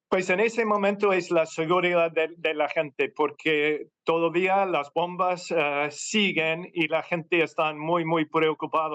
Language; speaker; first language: Spanish; non-native, fluent; English